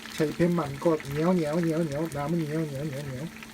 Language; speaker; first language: Thai; non-native, learner; Japanese